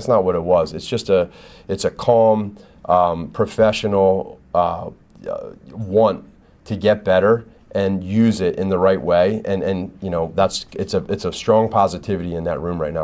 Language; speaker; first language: English; native; English